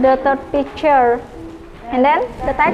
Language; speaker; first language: English; non-native, fluent; Indonesian